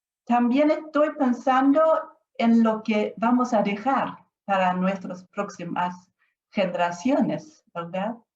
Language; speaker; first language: Spanish; non-native, fluent; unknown